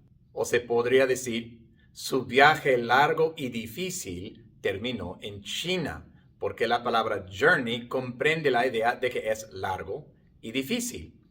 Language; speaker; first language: Spanish; non-native, fluent; English